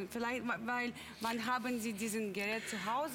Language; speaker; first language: German; non-native, learner; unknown